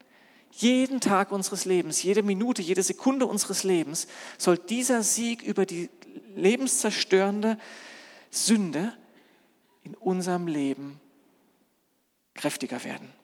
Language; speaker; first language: German; native; German